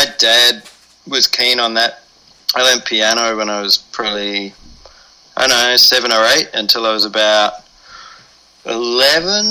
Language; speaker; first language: English; native; English